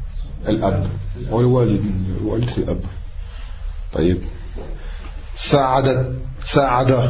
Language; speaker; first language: Arabic; non-native, fluent; French